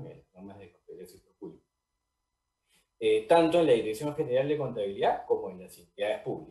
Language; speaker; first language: Spanish; native; Spanish